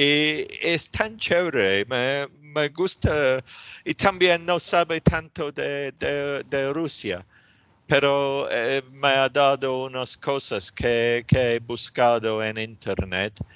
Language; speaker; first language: Spanish; non-native, learner; English